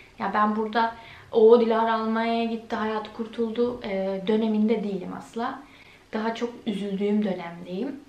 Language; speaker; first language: Turkish; early bilingual, heritage; Turkish